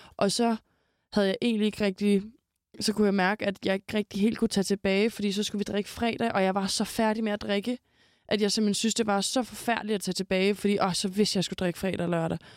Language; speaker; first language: Danish; native; Danish